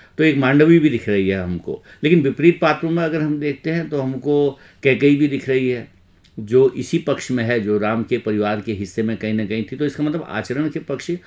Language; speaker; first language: Hindi; native; Hindi